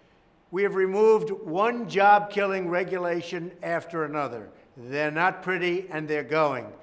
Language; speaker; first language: English; native; English